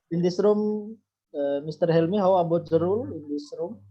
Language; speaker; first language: English; non-native, learner; Indonesian